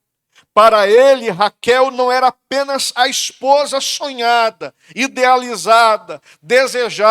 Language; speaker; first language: Portuguese; native; Portuguese